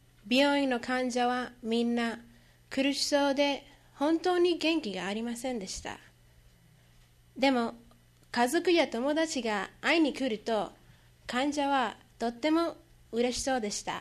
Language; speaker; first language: Japanese; non-native, learner; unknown